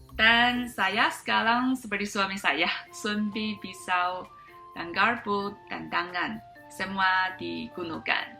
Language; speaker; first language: Indonesian; non-native, fluent; Chinese